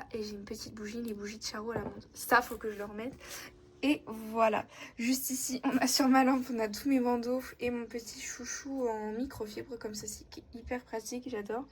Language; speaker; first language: French; native; French